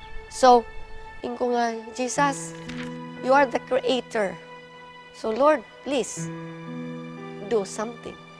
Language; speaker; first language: English; non-native, local second language; Cebuano